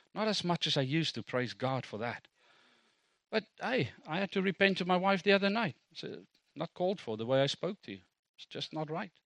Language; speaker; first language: English; non-native, local second language; Afrikaans